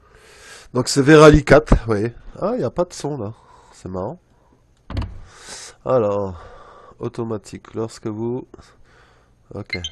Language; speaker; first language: French; native; French